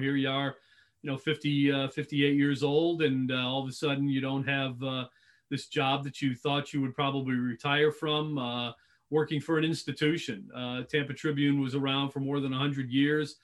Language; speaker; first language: English; native; English